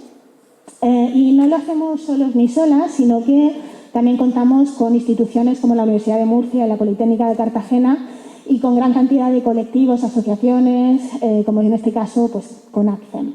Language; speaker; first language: Spanish; native; Spanish